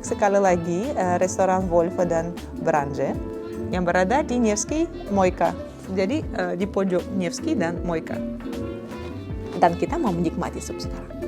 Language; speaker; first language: Indonesian; non-native, fluent; Russian